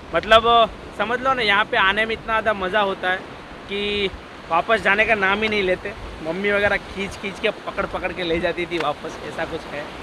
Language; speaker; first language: Hindi; non-native, local second language; Gujarati